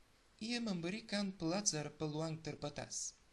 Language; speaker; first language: Indonesian; non-native, learner; Bulgarian